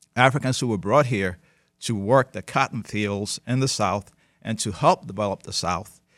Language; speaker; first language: English; early bilingual, other home language; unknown